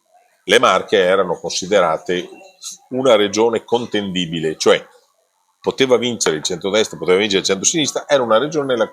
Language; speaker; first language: Italian; native; Italian